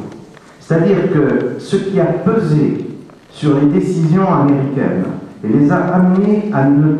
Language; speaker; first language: French; native; French